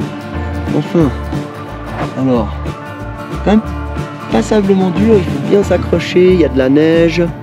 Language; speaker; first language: French; native; French